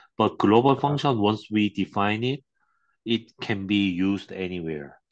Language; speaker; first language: English; non-native, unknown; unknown